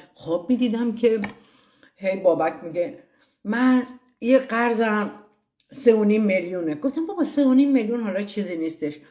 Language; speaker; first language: Persian; native; Persian